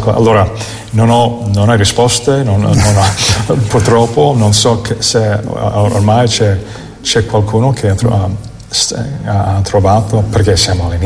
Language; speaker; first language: Italian; non-native, fluent; English